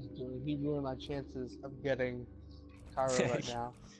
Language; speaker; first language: English; native; English